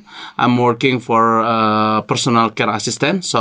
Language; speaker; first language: English; non-native, learner; Indonesian